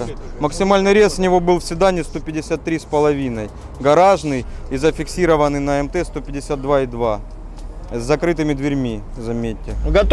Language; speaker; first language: Russian; native; Russian